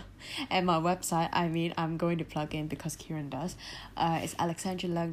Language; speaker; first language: English; non-native, local second language; Cantonese